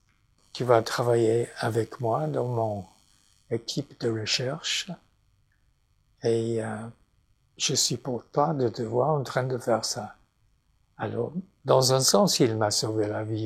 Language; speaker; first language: French; non-native, fluent; English